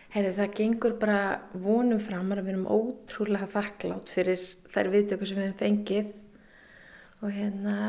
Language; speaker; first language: Icelandic; native; Icelandic